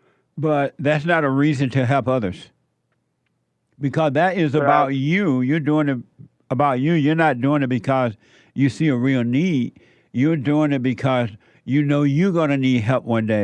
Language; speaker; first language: English; native; English